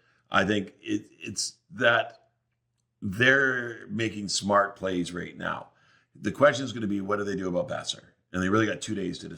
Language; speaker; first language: English; native; English